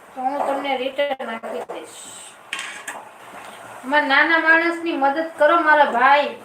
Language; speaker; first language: Gujarati; native; Gujarati